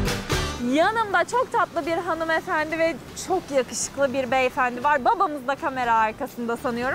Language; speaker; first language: Turkish; native; Turkish